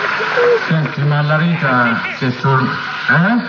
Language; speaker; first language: Italian; native; Italian